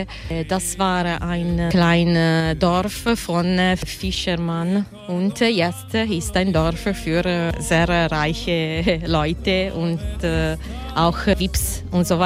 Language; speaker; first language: German; non-native, learner; Italian